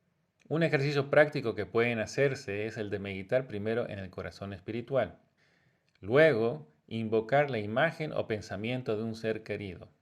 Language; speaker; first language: Spanish; native; Spanish